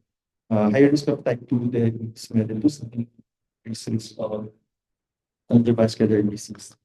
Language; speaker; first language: English; non-native, local second language; Filipino